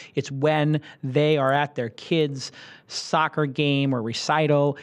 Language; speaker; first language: English; native; English